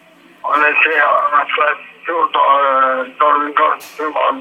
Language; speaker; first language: French; native; French